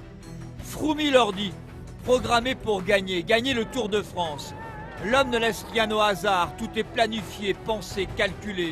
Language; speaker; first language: French; native; French